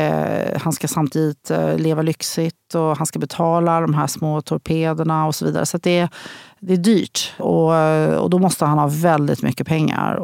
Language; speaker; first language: Swedish; native; Swedish